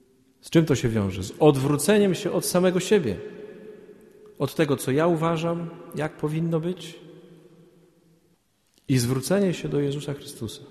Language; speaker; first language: Polish; native; Polish